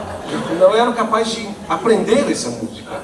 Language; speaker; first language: Portuguese; non-native, fluent; Italian